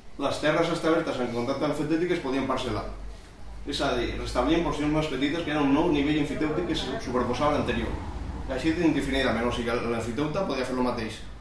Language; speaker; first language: Catalan; non-native, local second language; Spanish